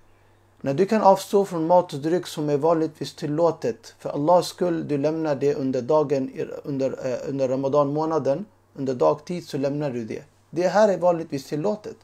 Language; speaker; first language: Swedish; early bilingual, other home language; Urdu